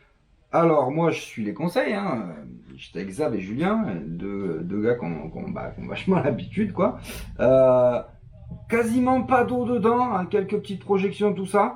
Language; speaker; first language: French; native; French